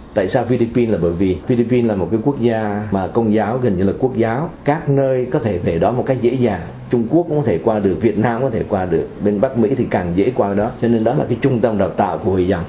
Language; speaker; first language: Vietnamese; native; Vietnamese